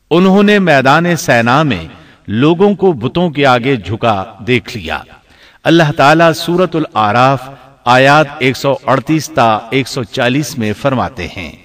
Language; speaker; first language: Urdu; native; Urdu